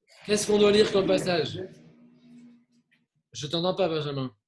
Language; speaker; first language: French; native; French